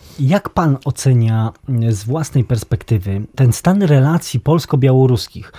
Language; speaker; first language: Polish; native; Polish